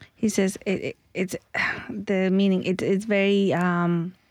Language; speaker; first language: English; early bilingual, other home language; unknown